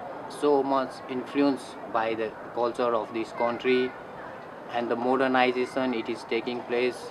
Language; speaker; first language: English; non-native, fluent; Nepali